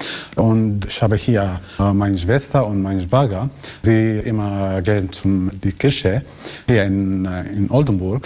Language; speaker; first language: German; non-native, learner; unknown